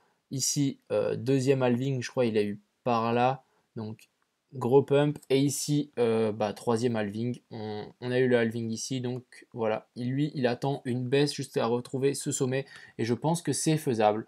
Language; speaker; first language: French; native; French